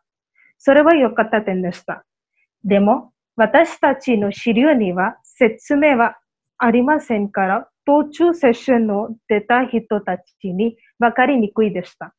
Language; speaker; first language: Japanese; non-native, learner; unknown